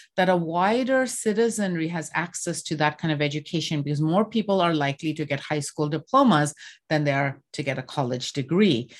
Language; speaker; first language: English; non-native, local second language; Bangla